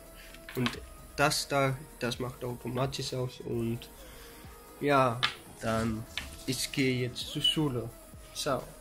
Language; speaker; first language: German; early bilingual, other home language; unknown